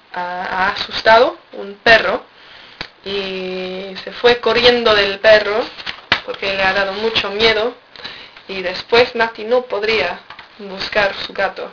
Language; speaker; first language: Spanish; non-native, learner; English